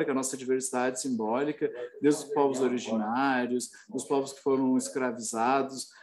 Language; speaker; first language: Portuguese; native; Portuguese